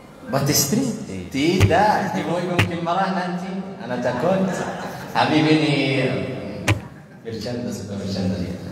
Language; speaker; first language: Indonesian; non-native, learner; Arabic